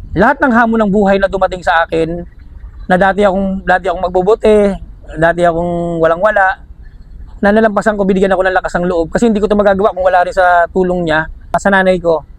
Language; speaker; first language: Filipino; native; Filipino